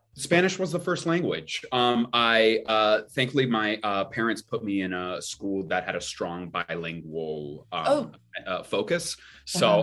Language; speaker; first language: English; early bilingual, other home language; Spanish